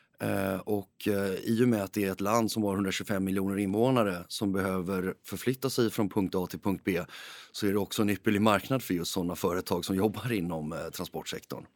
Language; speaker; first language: Swedish; early bilingual, heritage; Swedish